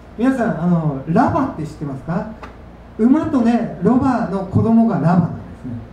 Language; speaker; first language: Japanese; native; Japanese